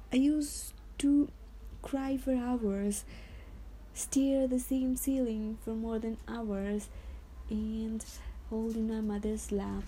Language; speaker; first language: English; non-native, local second language; Nepali